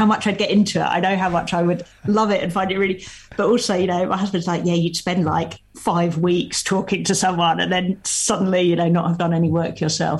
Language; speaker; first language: English; native; English